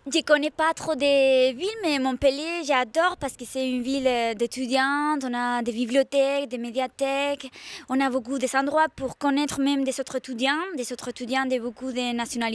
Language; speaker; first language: French; non-native, fluent; Spanish